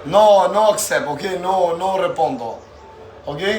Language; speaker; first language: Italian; non-native, learner; Albanian